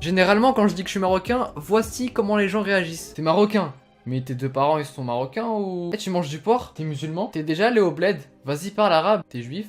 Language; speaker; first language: French; native; French